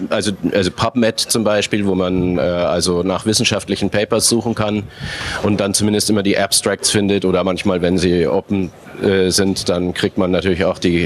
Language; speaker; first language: German; native; German